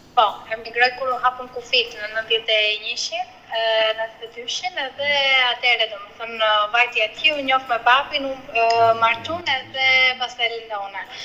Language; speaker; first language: Albanian; early bilingual, heritage; Greek